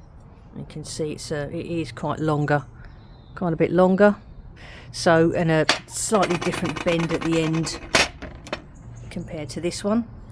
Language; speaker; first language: English; native; English